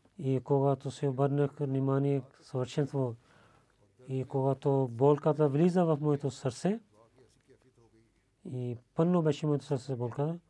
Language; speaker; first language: Bulgarian; non-native, learner; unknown